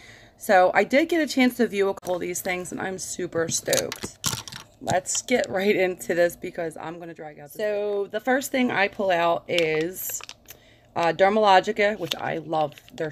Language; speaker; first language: English; native; English